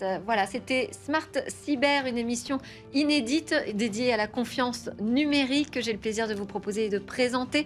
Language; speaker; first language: French; native; French